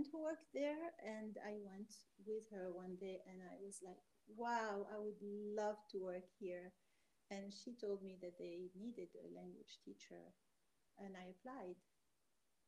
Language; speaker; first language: English; non-native, fluent; Arabic